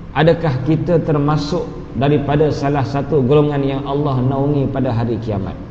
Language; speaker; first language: Malay; native; Malay